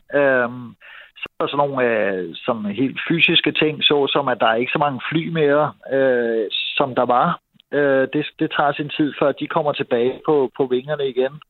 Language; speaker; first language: Danish; native; Danish